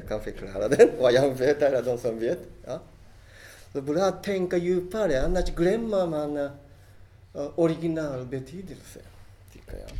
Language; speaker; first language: Swedish; non-native, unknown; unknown